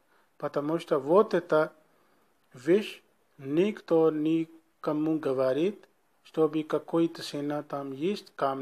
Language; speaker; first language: Russian; non-native, learner; Urdu